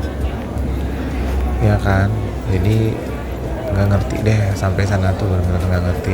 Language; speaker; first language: Indonesian; native; Indonesian